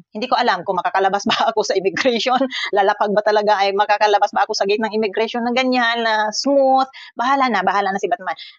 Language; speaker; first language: Filipino; non-native, local second language; Cebuano